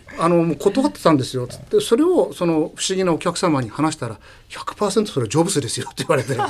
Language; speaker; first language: Japanese; native; Japanese